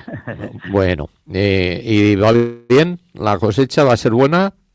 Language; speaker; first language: Spanish; native; Spanish